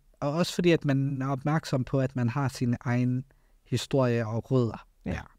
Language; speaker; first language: Danish; early bilingual, other home language; Arabic